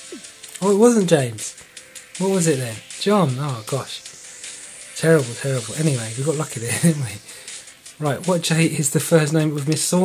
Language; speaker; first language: English; native; English